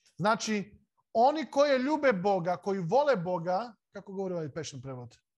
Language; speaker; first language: Serbian; non-native, local second language; Slovak